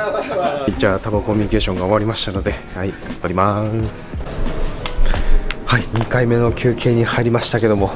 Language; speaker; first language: Japanese; native; Japanese